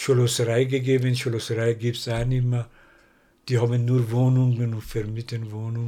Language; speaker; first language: German; non-native, learner; Persian